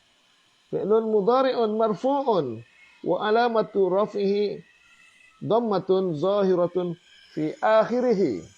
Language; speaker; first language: Arabic; non-native, fluent; Malay